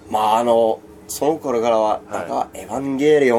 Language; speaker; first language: Japanese; non-native, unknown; Swedish